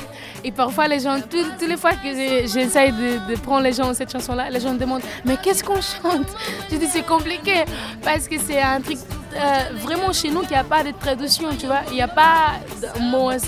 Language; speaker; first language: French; non-native, fluent; Kabuverdianu